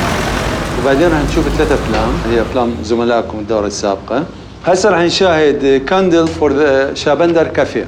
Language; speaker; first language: Arabic; native; Arabic